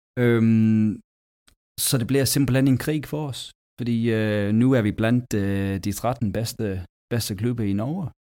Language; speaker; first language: Danish; non-native, fluent; English